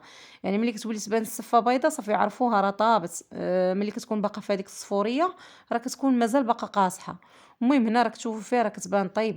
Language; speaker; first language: Arabic; native; Arabic